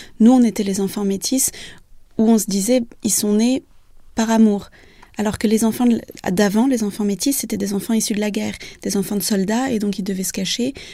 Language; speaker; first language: French; early bilingual, other home language; Vietnamese